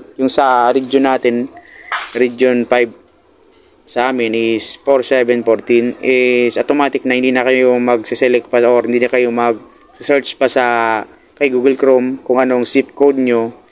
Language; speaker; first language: Filipino; native; Filipino